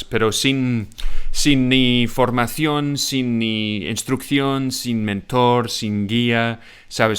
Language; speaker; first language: Spanish; non-native, fluent; English